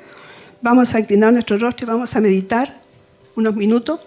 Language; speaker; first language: Spanish; native; Spanish